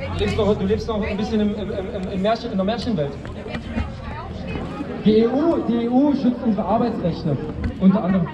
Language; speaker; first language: German; native; German